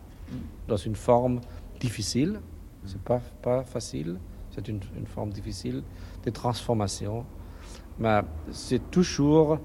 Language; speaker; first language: French; non-native, fluent; German